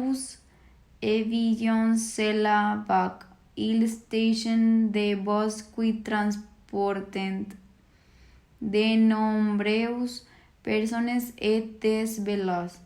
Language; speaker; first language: French; non-native, learner; Spanish